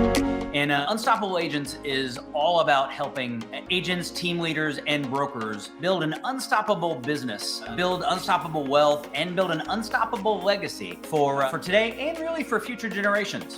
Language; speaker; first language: English; native; English